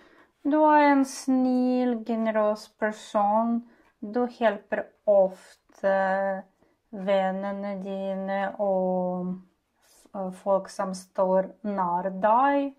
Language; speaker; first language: Norwegian; non-native, learner; Ukrainian